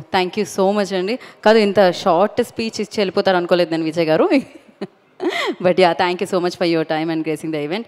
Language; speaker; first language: Telugu; native; Telugu